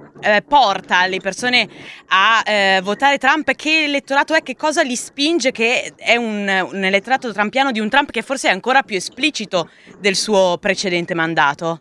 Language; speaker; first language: Italian; native; Italian